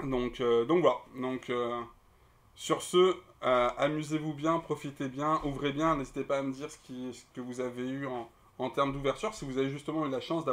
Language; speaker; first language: French; native; French